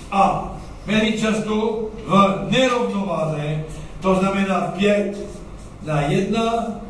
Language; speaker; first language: Czech; non-native, learner; French